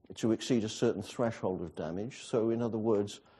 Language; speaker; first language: English; native; English